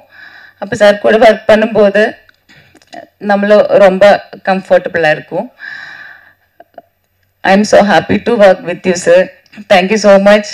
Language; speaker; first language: Tamil; non-native, learner; Malayalam